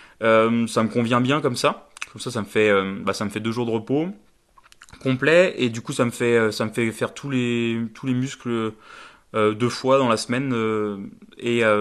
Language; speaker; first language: French; native; French